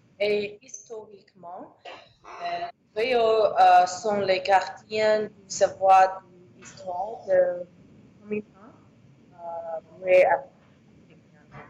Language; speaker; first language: French; non-native, learner; English